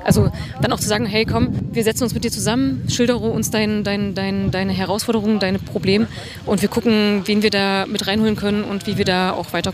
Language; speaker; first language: German; native; German